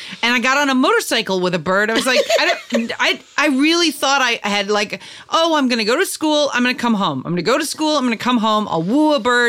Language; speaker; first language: English; native; English